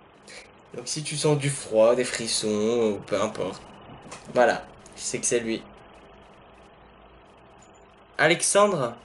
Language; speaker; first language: French; native; French